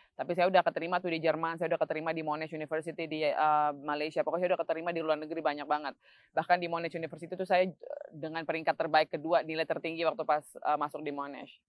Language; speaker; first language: Indonesian; native; Indonesian